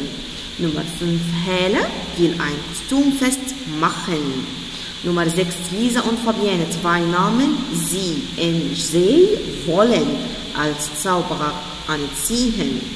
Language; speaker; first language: German; non-native, fluent; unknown